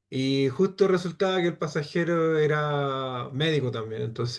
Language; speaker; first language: Spanish; native; Spanish